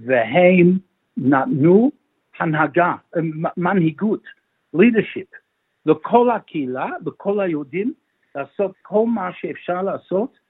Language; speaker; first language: Hebrew; non-native, fluent; English